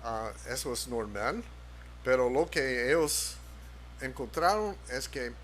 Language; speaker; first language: Spanish; non-native, fluent; English